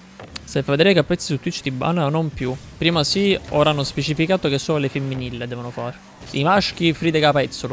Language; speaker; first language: Italian; native; Italian